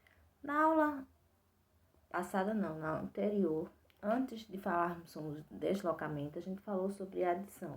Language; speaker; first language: Portuguese; native; Portuguese